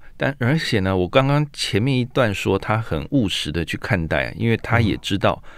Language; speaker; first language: Chinese; native; Chinese